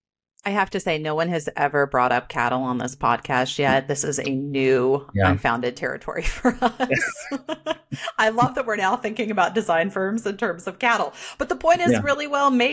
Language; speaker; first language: English; native; English